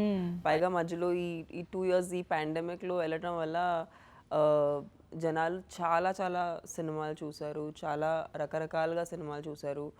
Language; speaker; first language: Telugu; non-native, fluent; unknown